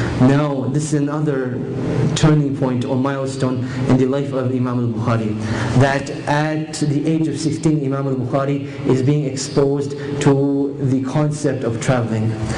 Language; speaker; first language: English; native; English